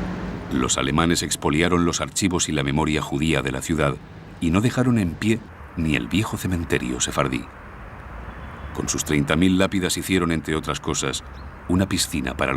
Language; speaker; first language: Spanish; native; Spanish